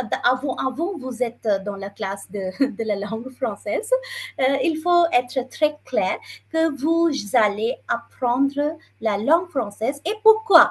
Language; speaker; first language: French; non-native, fluent; Bangla